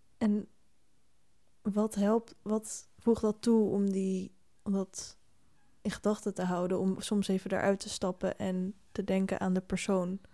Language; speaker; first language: Dutch; native; Dutch